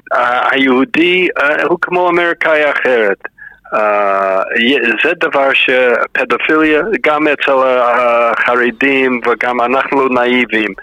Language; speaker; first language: Hebrew; non-native, fluent; English